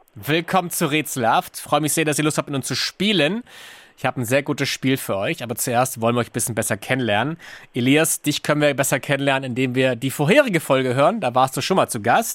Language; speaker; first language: German; native; German